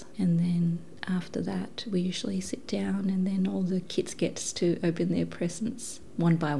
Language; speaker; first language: English; non-native, fluent; Danish